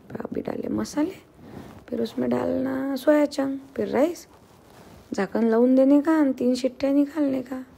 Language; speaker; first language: Hindi; non-native, local second language; Marathi